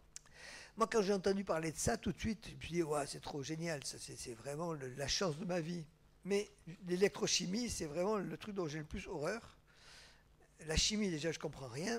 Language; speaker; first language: French; native; French